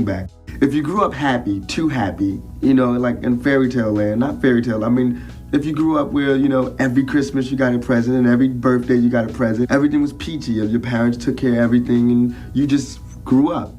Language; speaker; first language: English; native; English